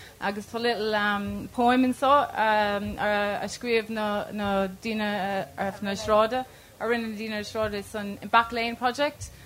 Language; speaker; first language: Irish; non-native, local second language; English